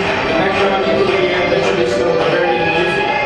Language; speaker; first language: English; non-native, fluent; German